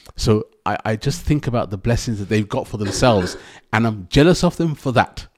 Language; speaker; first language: English; native; English